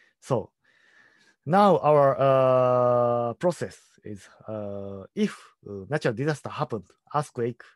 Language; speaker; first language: English; non-native, learner; Japanese